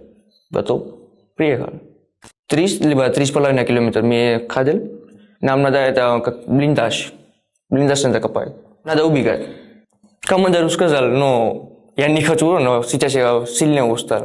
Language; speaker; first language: Russian; non-native, learner; Gujarati